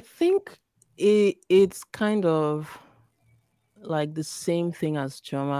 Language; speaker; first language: English; non-native, local second language; Yoruba